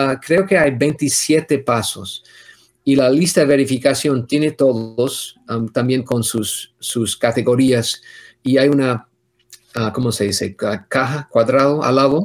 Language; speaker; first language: Spanish; non-native, fluent; English